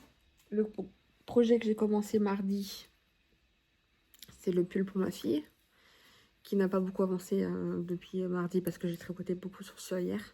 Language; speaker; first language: French; native; French